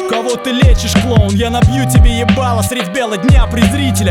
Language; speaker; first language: Russian; native; Russian